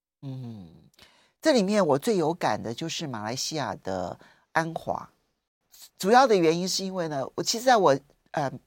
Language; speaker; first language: Chinese; native; Chinese